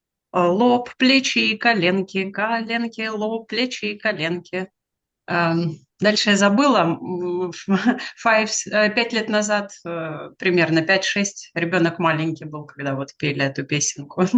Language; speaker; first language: Russian; native; Russian